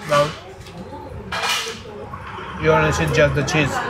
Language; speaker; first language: English; non-native, learner; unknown